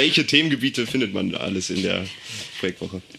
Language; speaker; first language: German; native; German